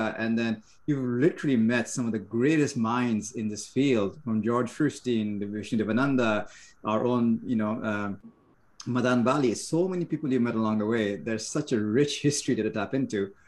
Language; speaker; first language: English; non-native, local second language; Bangla